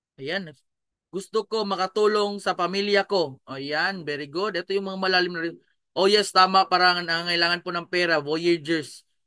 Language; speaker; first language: Filipino; non-native, local second language; Cebuano